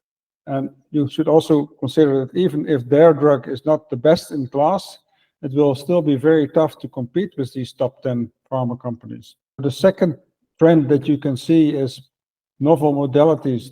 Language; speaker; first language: English; non-native, fluent; Dutch